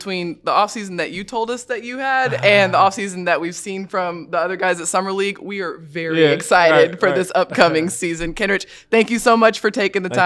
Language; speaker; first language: English; native; English